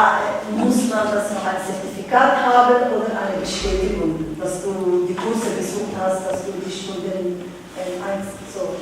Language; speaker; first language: German; non-native, learner; Somali